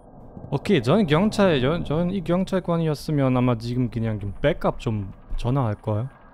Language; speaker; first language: Korean; non-native, fluent; German